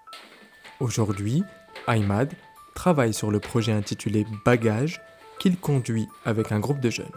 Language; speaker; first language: French; native; French